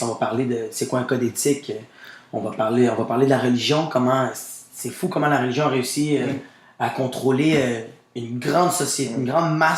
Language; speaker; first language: French; native; French